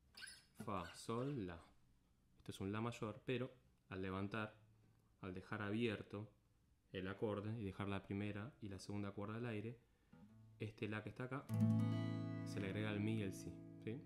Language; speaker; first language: Spanish; native; Spanish